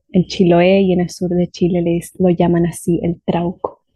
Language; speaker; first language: Spanish; native; Spanish